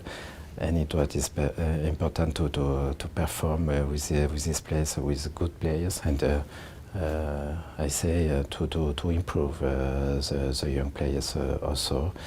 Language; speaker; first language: English; non-native, learner; French